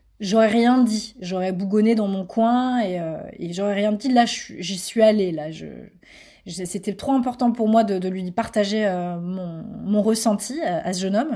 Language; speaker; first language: French; native; French